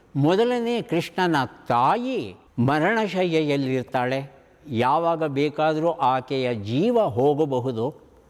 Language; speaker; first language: Kannada; native; Kannada